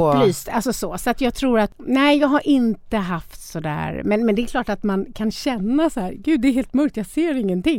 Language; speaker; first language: Swedish; native; Swedish